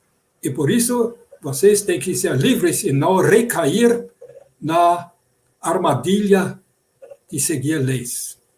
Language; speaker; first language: Portuguese; non-native, fluent; German